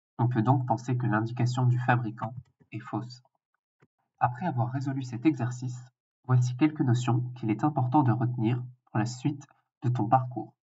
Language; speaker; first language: French; native; French